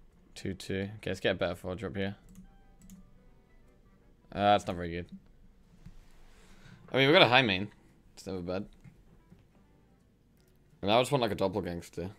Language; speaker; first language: English; native; English